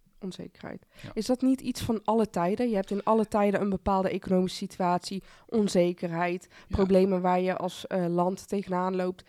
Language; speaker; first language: Dutch; early bilingual, other home language; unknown